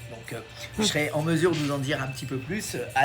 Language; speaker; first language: French; native; French